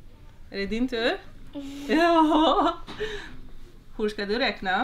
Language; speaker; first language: Swedish; non-native, fluent; Slovenian